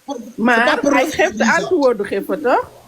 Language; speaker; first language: Dutch; non-native, learner; Wolof